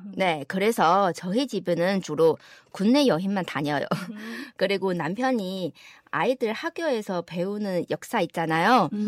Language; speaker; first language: Korean; non-native, fluent; Chinese